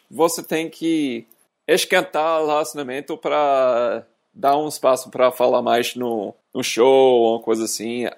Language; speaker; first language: Portuguese; non-native, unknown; English